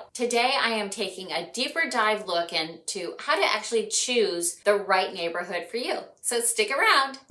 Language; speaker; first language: English; native; English